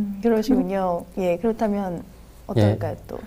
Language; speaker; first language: Korean; native; Korean